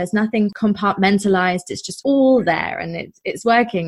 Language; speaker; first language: English; native; English